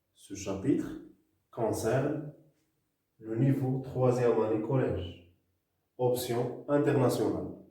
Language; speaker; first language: French; non-native, local second language; Arabic